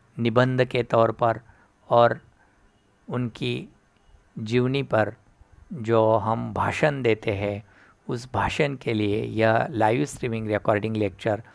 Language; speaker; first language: Hindi; non-native, local second language; Marathi